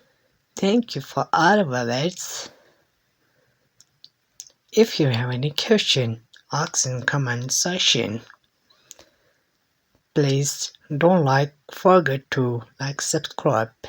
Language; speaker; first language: English; non-native, learner; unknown